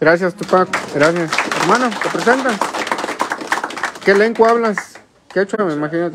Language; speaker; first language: Spanish; native; Spanish